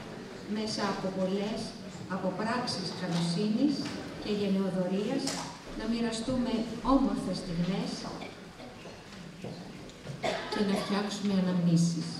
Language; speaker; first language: Greek; native; Greek